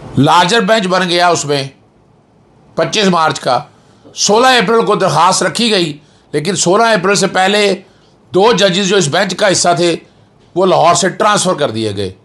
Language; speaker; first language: Urdu; non-native, local second language; Punjabi